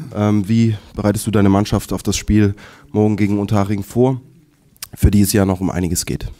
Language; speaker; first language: German; native; German